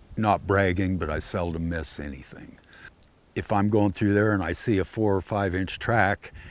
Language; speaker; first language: English; native; English